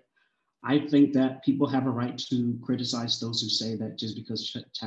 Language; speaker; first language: English; early bilingual, other home language; Swahili